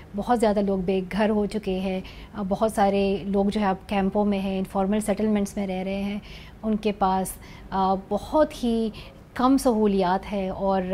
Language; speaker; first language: Urdu; non-native, local second language; Pashto